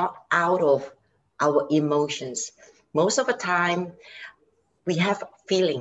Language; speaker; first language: English; non-native, local second language; Chinese